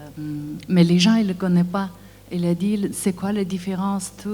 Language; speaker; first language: French; non-native, learner; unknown